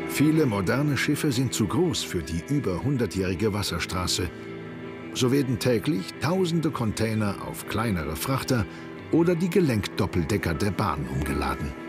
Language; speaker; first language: German; native; German